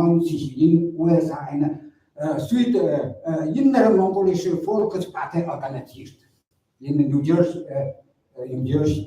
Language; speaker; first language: German; non-native, learner; Mongolian